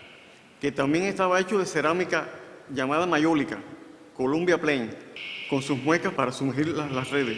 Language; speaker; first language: Spanish; native; Spanish